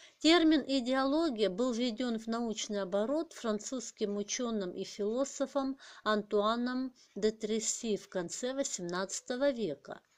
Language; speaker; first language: Russian; non-native, local second language; Kazakh